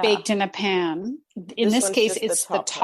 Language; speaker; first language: English; native; English